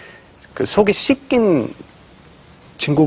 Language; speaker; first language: Korean; non-native, fluent; English